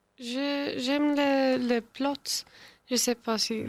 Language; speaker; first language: French; non-native, learner; English